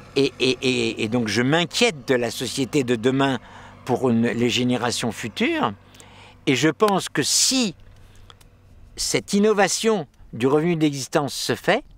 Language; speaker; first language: French; native; French